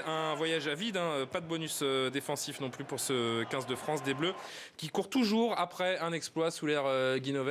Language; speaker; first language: French; native; French